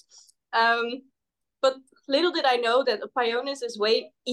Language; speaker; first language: English; non-native, fluent; Dutch